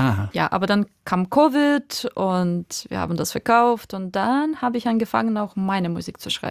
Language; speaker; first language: German; non-native, fluent; Russian